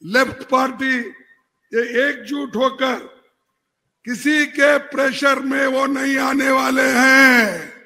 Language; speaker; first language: Hindi; non-native, local second language; Kannada